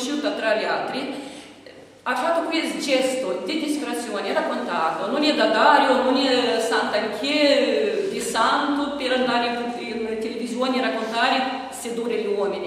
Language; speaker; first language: Italian; non-native, fluent; Romanian